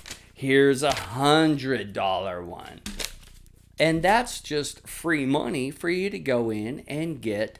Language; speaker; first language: English; native; English